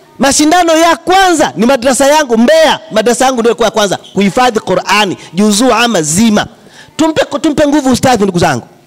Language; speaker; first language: Swahili; native; Swahili